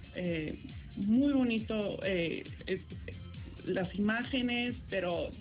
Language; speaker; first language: Spanish; early bilingual, heritage; Spanish